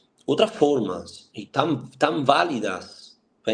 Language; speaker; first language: Portuguese; non-native, fluent; Spanish